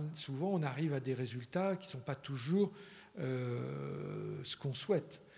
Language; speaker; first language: French; early bilingual, heritage; Spanish